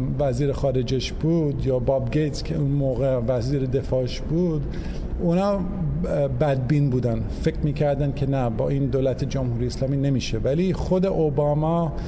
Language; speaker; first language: Persian; early bilingual, heritage; English